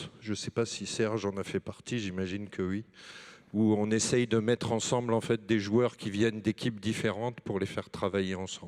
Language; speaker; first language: French; native; French